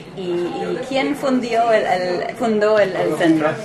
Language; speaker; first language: Spanish; non-native, fluent; English